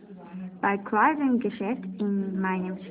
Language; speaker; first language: German; non-native, learner; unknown